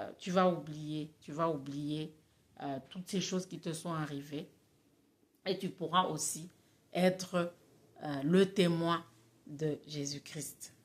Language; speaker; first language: French; non-native, local second language; Lingala